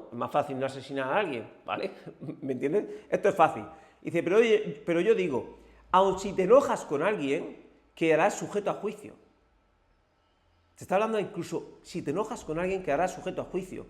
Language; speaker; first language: Spanish; native; Spanish